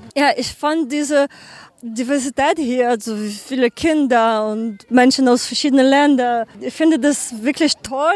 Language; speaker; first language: German; non-native, learner; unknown